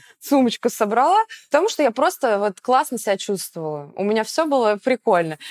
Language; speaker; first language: Russian; native; Russian